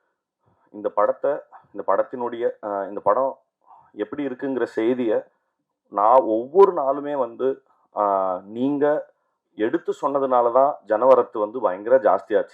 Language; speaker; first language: Tamil; native; Tamil